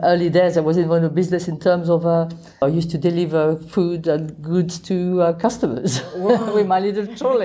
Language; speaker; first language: English; non-native, fluent; French